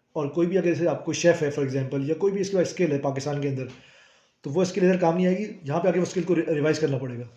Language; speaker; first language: Urdu; native; Urdu